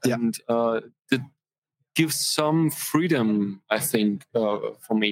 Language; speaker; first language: English; non-native, fluent; German